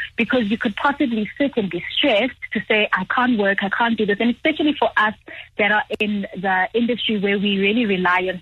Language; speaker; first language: English; non-native, local second language; Zulu